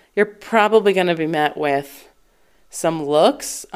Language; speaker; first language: English; native; English